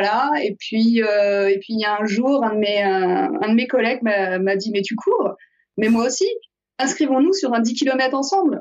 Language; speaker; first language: French; native; French